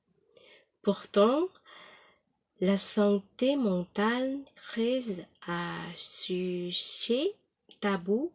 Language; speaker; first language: French; non-native, learner; Thai